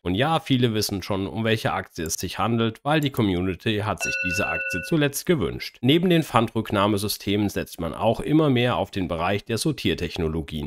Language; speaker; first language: German; native; German